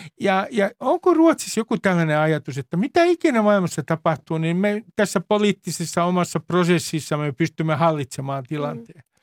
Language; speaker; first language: Finnish; native; Finnish